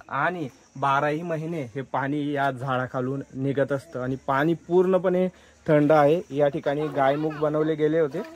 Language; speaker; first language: Marathi; native; Marathi